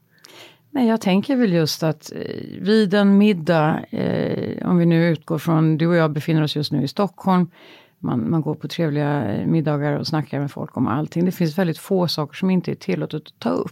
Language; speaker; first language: Swedish; native; Swedish